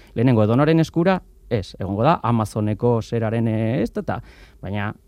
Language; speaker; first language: Basque; native; Basque